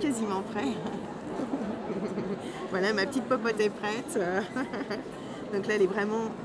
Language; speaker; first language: French; native; French